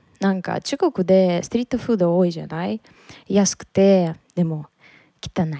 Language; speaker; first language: Japanese; non-native, learner; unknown